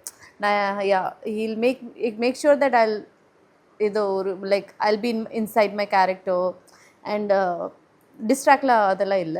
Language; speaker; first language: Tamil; non-native, learner; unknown